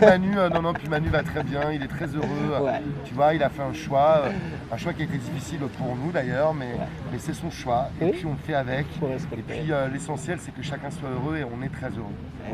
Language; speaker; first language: French; native; French